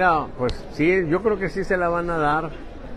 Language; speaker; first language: Spanish; native; Spanish